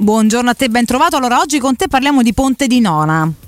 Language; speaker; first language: Italian; native; Italian